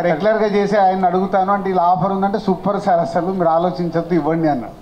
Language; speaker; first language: Telugu; native; Telugu